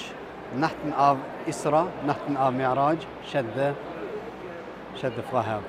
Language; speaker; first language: Norwegian; early bilingual, other home language; Urdu